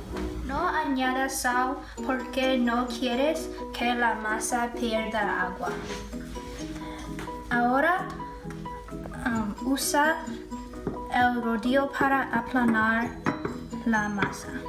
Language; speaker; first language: Spanish; non-native, learner; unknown